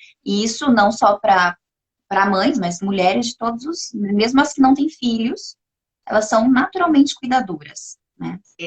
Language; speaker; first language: Portuguese; native; Portuguese